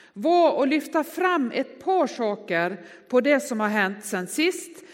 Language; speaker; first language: Swedish; native; Swedish